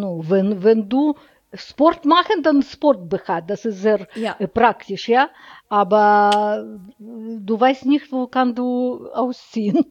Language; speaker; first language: German; non-native, learner; Russian